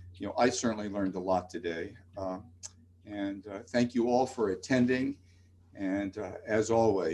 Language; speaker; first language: English; native; English